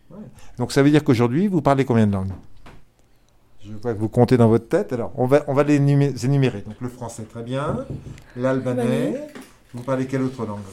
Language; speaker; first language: French; native; French